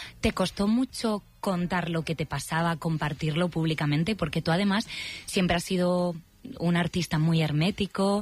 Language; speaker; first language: Spanish; native; Spanish